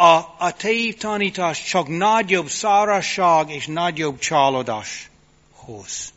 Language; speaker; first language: Hungarian; non-native, fluent; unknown